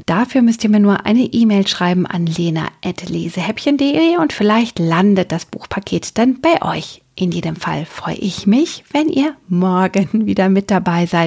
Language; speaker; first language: German; native; German